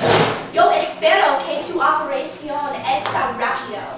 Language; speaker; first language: Spanish; non-native, learner; English